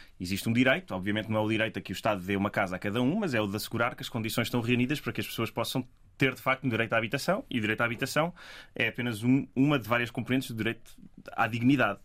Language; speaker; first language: Portuguese; native; Portuguese